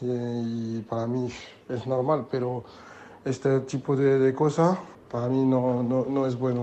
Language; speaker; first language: Spanish; non-native, learner; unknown